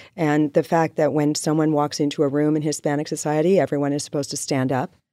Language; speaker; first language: English; native; English